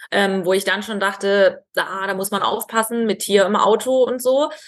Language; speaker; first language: German; native; German